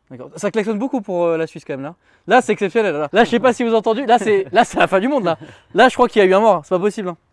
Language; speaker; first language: French; early bilingual, other home language; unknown